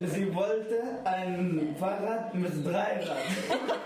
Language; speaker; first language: German; non-native, learner; Arabic